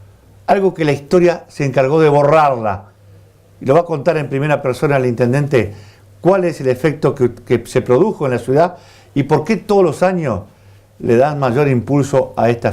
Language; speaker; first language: Spanish; native; Spanish